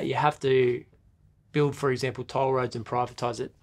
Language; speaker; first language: English; native; English